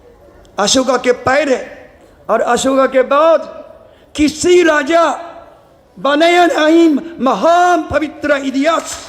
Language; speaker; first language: Hindi; non-native, learner; Japanese